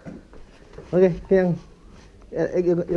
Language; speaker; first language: Korean; non-native, learner; Indonesian